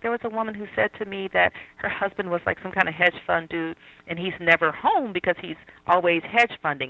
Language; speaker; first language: English; native; English